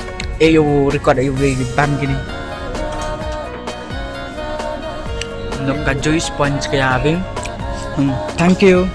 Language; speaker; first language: Hindi; non-native, local second language; Khasi